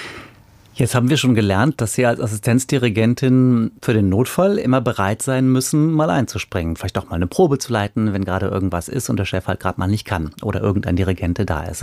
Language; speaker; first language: German; native; German